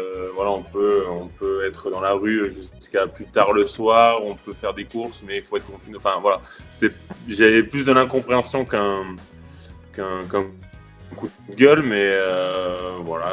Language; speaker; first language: French; native; French